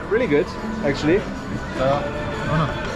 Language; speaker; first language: English; non-native, fluent; German